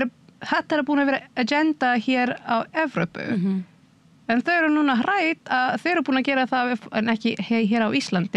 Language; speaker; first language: Icelandic; non-native, learner; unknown